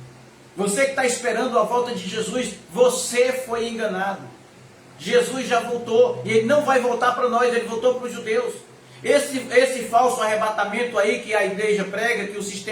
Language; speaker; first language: Portuguese; native; Portuguese